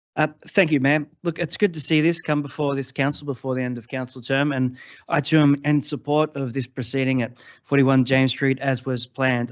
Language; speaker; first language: English; native; English